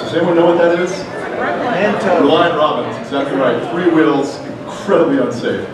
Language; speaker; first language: English; native; English